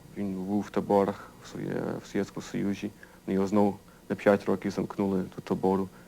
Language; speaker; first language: Ukrainian; early bilingual, heritage; Ukrainian